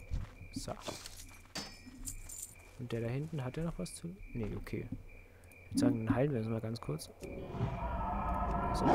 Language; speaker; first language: German; native; German